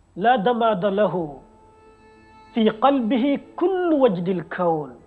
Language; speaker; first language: Arabic; non-native, fluent; Wolof